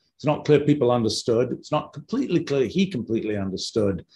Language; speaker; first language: English; native; English